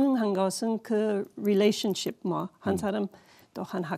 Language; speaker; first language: Korean; non-native, learner; English